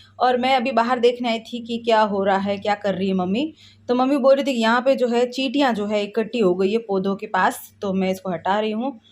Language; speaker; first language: Hindi; native; Hindi